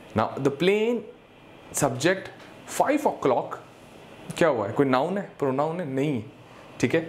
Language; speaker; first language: Hindi; native; Hindi